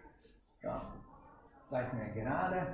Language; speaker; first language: German; non-native, fluent; Hungarian